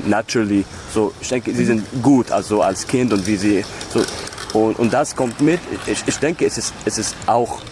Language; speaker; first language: German; non-native, learner; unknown